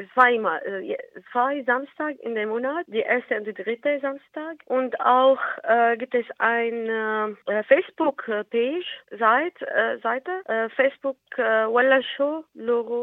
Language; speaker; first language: German; non-native, learner; Arabic